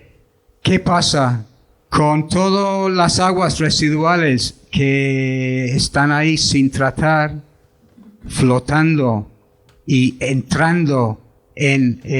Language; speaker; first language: Spanish; non-native, fluent; English